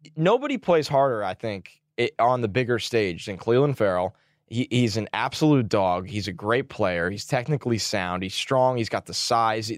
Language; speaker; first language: English; native; English